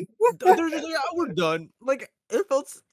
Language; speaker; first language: English; native; English